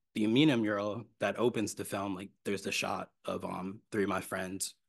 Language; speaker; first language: English; native; English